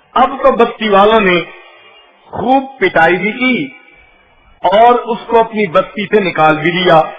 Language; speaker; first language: Urdu; non-native, local second language; Punjabi